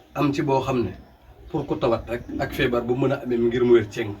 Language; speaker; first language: Wolof; non-native, local second language; Serer